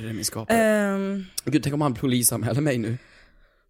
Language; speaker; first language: Swedish; native; Swedish